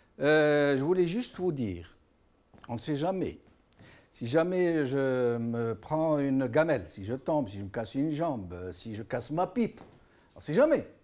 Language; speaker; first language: French; non-native, local second language; Arabic